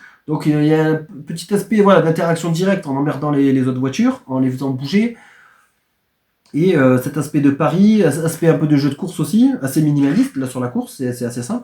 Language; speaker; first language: French; native; French